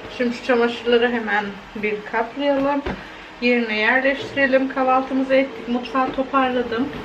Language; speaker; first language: Turkish; early bilingual, heritage; Turkish